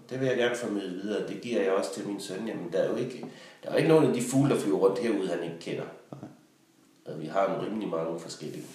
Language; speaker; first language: Danish; native; Danish